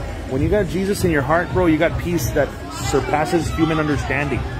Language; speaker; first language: English; early bilingual, other home language; Spanish